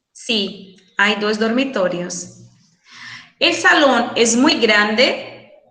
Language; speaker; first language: Spanish; non-native, fluent; Portuguese